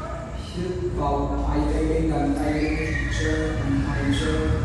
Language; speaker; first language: Vietnamese; non-native, learner; Hindi